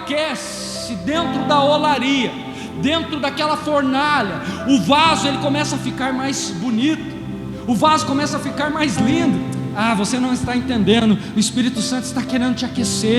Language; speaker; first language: Portuguese; native; Portuguese